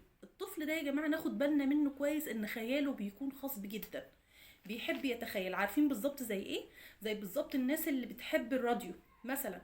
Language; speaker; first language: Arabic; native; Arabic